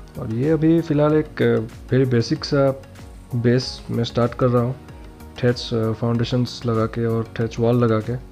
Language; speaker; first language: Hindi; non-native, local second language; Assamese